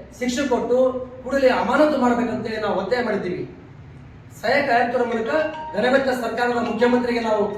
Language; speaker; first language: Kannada; non-native, local second language; Lambadi